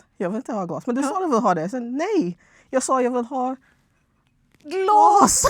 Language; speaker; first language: Swedish; non-native, fluent; English